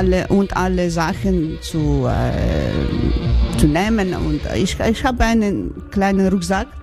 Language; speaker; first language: German; non-native, learner; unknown